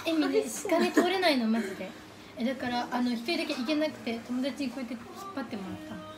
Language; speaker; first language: Japanese; native; Japanese